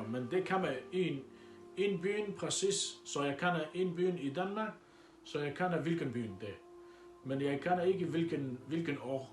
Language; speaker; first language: Danish; non-native, learner; Arabic